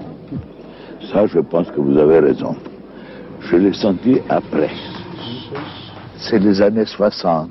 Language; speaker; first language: French; non-native, fluent; Greek